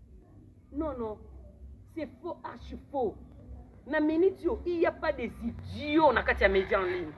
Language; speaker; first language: French; non-native, local second language; Lingala